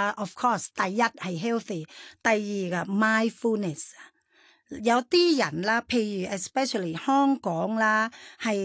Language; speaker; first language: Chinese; non-native, fluent; Thai